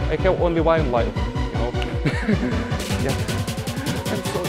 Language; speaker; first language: English; non-native, learner; Russian